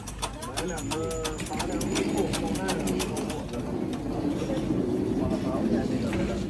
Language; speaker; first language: Chinese; native; Chinese